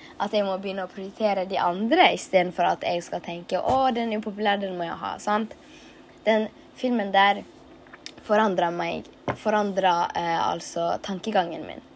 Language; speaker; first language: Norwegian; early bilingual, other home language; Tigrinya